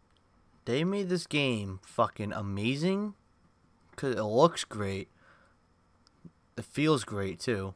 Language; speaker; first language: English; native; English